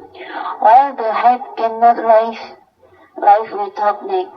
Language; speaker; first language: English; non-native, learner; Indonesian